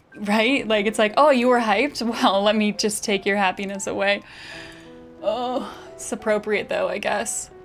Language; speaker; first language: English; native; English